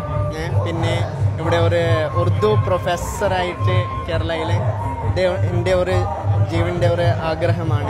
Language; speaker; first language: Malayalam; non-native, local second language; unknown